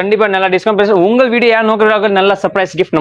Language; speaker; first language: Malayalam; non-native, learner; Tamil